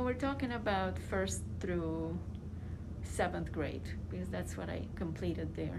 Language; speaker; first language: English; non-native, fluent; Romanian